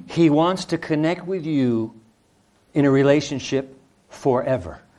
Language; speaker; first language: English; early bilingual, other home language; Japanese